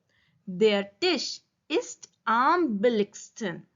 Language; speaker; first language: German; non-native, learner; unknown